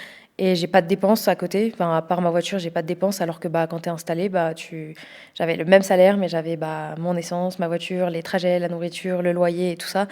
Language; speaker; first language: French; native; French